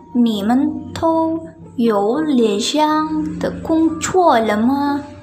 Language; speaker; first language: Chinese; non-native, learner; Indonesian